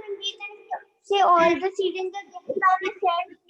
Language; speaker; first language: English; non-native, local second language; Hindi